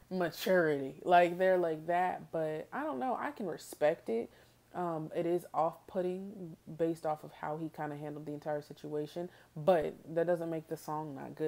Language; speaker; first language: English; native; English